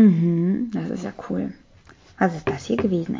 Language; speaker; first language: German; native; German